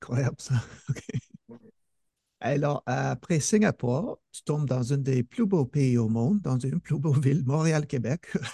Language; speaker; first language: French; non-native, fluent; English